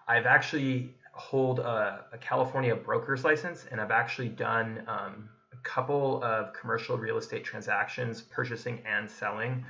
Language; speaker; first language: English; native; English